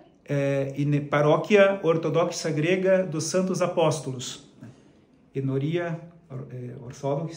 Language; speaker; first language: Greek; non-native, fluent; Portuguese